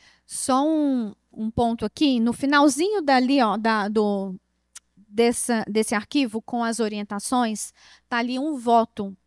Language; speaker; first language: Portuguese; native; Portuguese